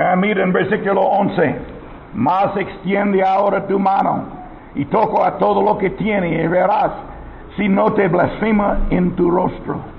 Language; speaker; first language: Spanish; non-native, learner; English